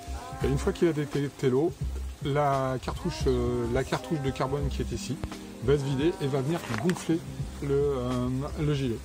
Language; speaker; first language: French; native; French